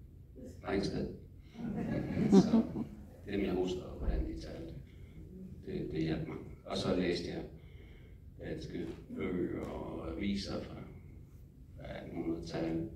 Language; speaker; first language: Danish; non-native, fluent; English